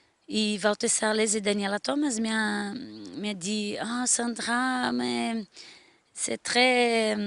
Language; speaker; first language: French; non-native, learner; Portuguese